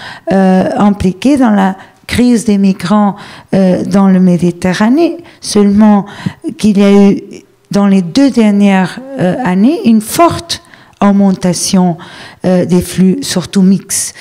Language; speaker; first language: French; non-native, fluent; Portuguese